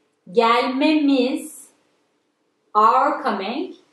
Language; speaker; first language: English; non-native, fluent; Turkish